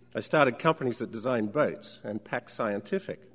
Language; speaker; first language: English; native; English